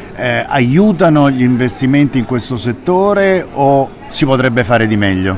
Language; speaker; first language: Italian; native; Italian